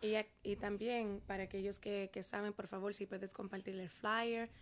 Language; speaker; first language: Spanish; early bilingual, heritage; Spanish